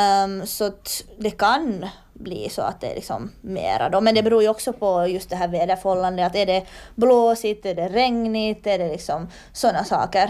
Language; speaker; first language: Swedish; native; Swedish